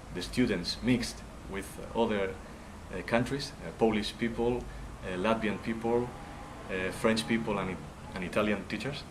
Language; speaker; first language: English; non-native, learner; Spanish